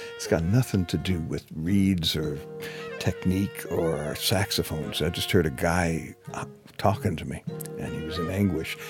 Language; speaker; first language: English; native; English